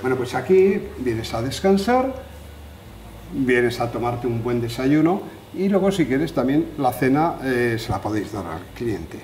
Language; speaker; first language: Spanish; native; Spanish